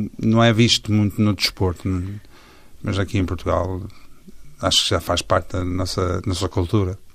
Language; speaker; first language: Portuguese; early bilingual, heritage; Portuguese